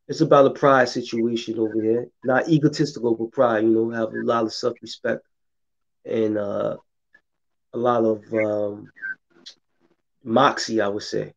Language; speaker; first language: English; native; English